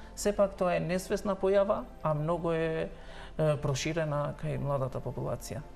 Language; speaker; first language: Macedonian; non-native, local second language; Albanian